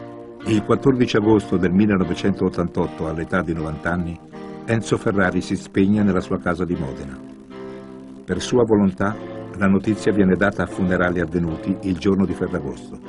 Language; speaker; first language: Italian; native; Italian